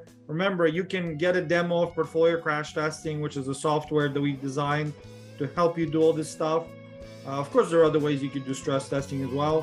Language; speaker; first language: English; non-native, fluent; Russian